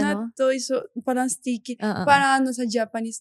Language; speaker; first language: Filipino; non-native, learner; Japanese